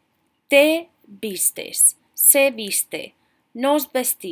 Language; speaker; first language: Spanish; non-native, fluent; English